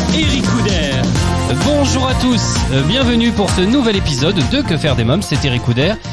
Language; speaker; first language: French; native; French